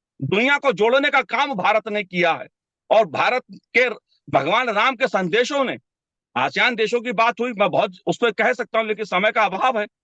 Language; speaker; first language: Hindi; native; Hindi